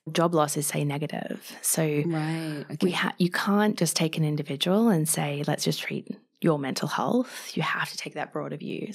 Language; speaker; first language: English; native; English